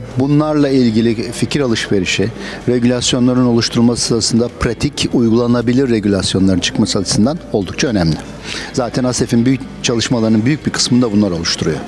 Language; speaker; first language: Turkish; native; Turkish